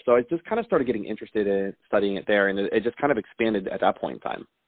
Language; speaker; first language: English; native; English